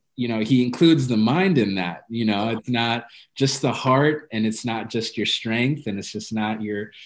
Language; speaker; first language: English; early bilingual, other home language; Amharic